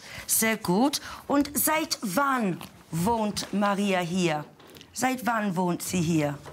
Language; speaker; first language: German; non-native, fluent; English